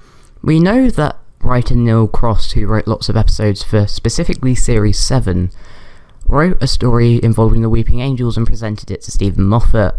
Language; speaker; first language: English; native; English